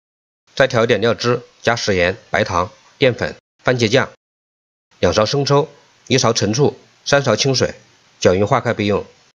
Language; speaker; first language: Chinese; native; Chinese